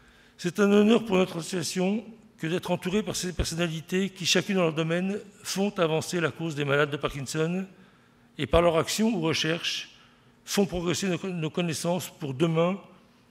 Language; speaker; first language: French; native; French